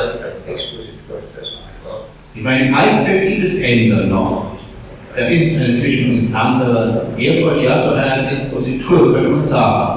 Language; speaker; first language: German; native; German